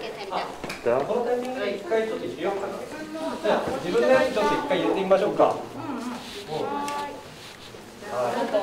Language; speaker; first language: Japanese; native; Japanese